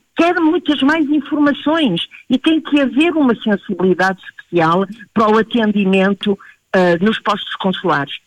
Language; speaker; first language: Portuguese; early bilingual, heritage; Portuguese